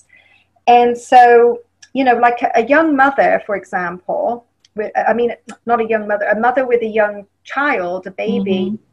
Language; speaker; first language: English; native; English